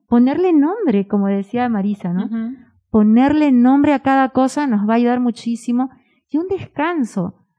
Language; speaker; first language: Spanish; native; Spanish